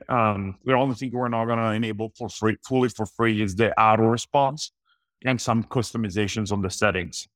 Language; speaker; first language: English; non-native, fluent; Italian